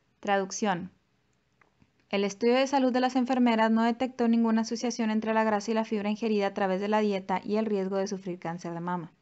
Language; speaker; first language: Spanish; native; Spanish